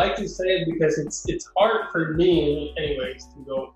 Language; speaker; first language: English; non-native, fluent; Spanish